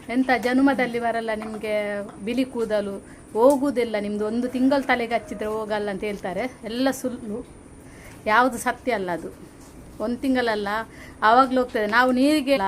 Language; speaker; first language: Kannada; non-native, local second language; Tulu